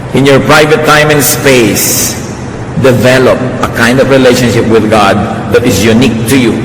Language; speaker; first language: English; non-native, local second language; Filipino